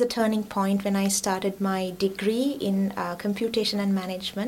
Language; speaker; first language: English; non-native, local second language; Sinhala